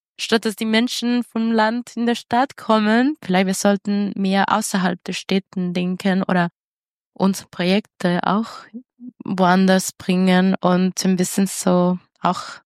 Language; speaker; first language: German; non-native, fluent; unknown